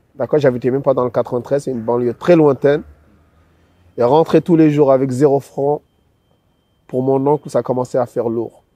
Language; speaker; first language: French; non-native, local second language; Wolof